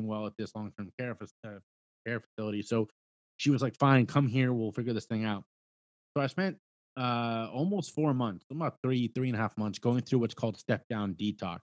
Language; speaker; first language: English; native; English